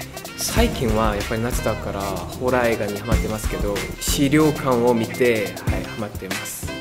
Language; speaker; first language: Japanese; non-native, fluent; Korean